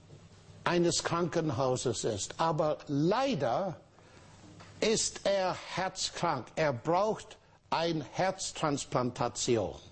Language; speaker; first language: German; non-native, fluent; English